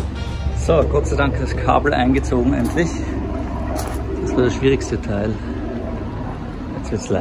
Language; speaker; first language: German; native; German